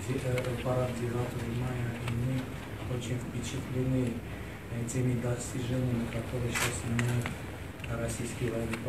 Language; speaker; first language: Russian; non-native, fluent; Armenian